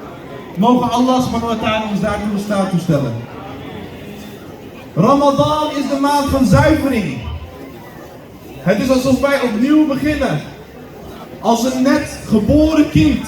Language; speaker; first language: Dutch; early bilingual, other home language; Indonesian